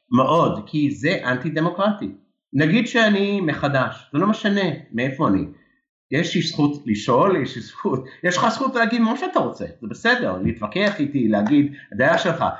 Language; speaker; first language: Hebrew; non-native, fluent; English